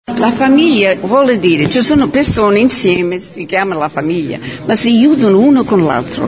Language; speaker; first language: Italian; early bilingual, heritage; Italian